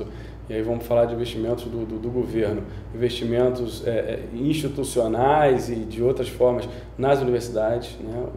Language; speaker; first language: Portuguese; native; Portuguese